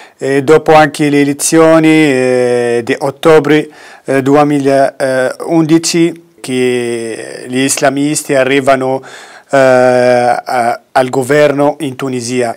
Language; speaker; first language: Italian; non-native, learner; Arabic